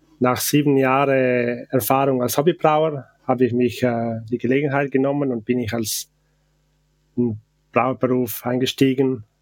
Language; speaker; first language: German; non-native, local second language; Ladin